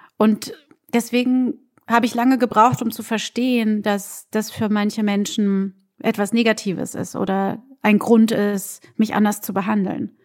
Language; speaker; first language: German; early bilingual, other home language; Portuguese